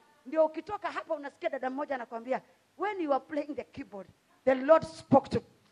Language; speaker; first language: English; non-native, local second language; Swahili